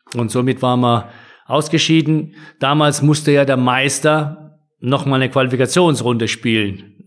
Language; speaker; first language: German; native; German